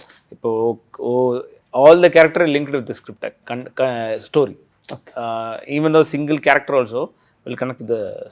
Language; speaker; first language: Telugu; non-native, learner; Tamil